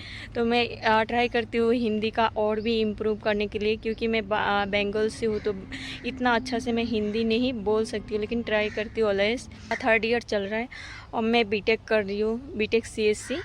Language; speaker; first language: Hindi; non-native, learner; Bangla